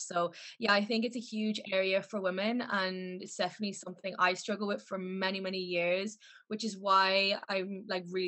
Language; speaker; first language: English; native; English